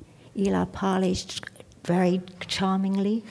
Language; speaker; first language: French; non-native, learner; English